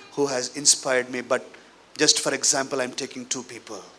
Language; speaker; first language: English; non-native, local second language; Telugu